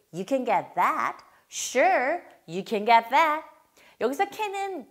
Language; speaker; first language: English; non-native, fluent; Korean